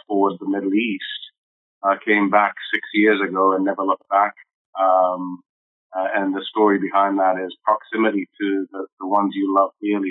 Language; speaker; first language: English; native; English